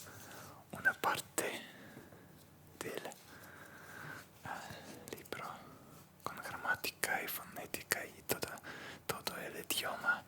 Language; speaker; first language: Spanish; non-native, learner; Russian